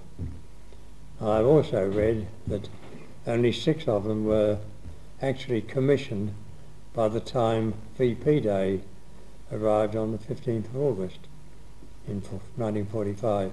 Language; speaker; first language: English; native; English